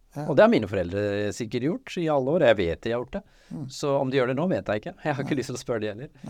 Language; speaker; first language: Norwegian; early bilingual, other home language; Urdu